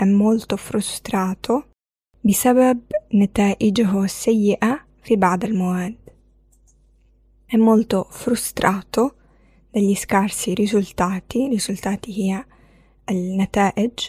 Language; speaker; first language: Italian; non-native, fluent; Arabic